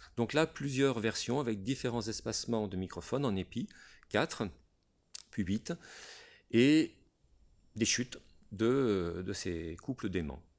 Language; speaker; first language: French; native; French